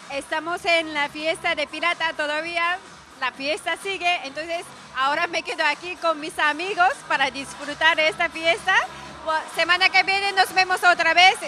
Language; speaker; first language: Spanish; non-native, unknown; Japanese